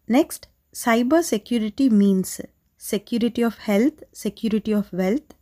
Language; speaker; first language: English; non-native, local second language; Telugu